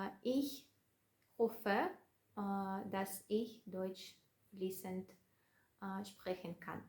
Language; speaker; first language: German; non-native, learner; Russian